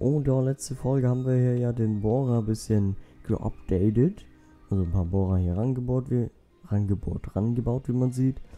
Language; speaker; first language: German; native; German